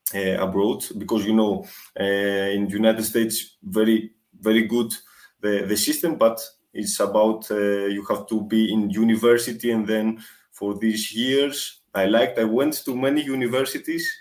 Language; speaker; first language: English; non-native, fluent; Greek